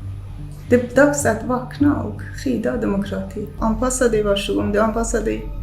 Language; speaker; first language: Swedish; non-native, fluent; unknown